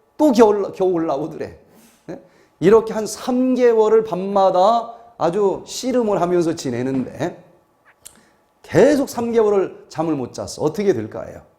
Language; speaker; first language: Korean; native; Korean